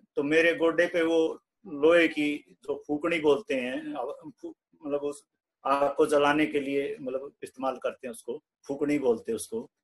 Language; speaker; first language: Hindi; native; Hindi